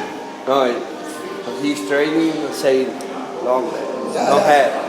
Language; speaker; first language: English; non-native, learner; Spanish